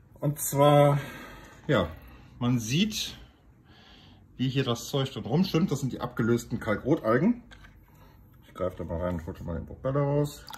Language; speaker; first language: German; native; German